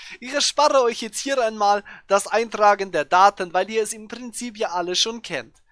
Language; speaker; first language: German; native; German